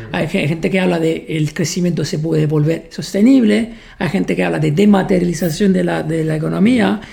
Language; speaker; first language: Spanish; non-native, fluent; Italian